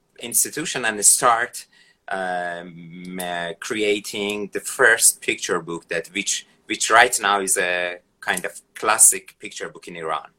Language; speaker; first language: English; non-native, fluent; Persian